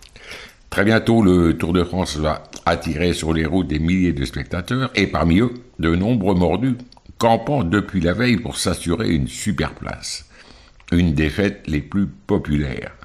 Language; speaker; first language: French; native; French